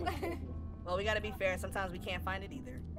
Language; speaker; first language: English; native; English